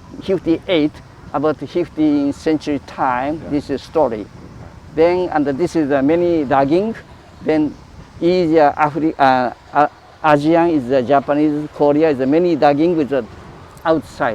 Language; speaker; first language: English; non-native, learner; Japanese